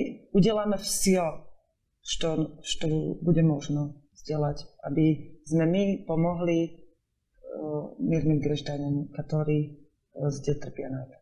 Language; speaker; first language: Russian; non-native, learner; Slovak